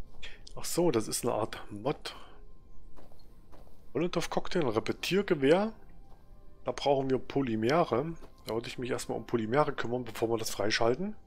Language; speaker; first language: German; native; German